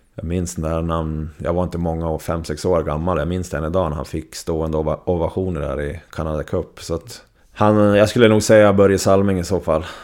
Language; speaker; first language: Swedish; native; Swedish